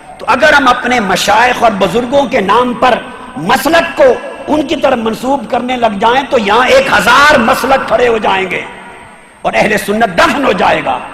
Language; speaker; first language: Urdu; native; Urdu